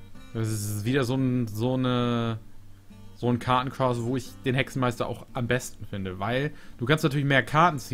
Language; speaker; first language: German; native; German